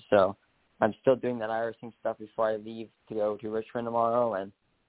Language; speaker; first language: English; native; English